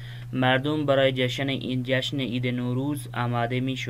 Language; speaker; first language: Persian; non-native, fluent; Urdu